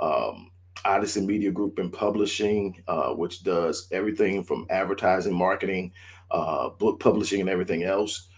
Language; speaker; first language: English; native; English